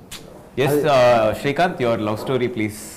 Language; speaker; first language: Telugu; native; Telugu